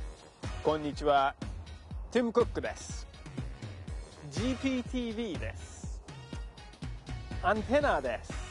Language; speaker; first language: Japanese; non-native, fluent; English